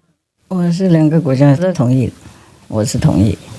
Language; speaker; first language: Chinese; non-native, fluent; Vietnamese